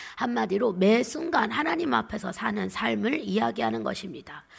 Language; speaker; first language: Korean; native; Korean